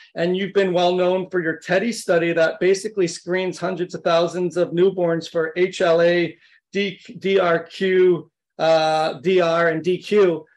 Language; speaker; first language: English; native; English